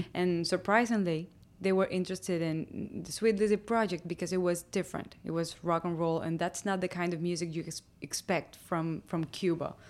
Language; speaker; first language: English; non-native, fluent; Spanish